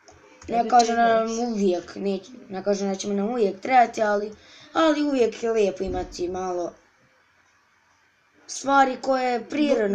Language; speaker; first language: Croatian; early bilingual, heritage; Serbian